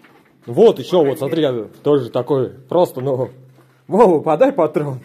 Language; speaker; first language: Russian; native; Russian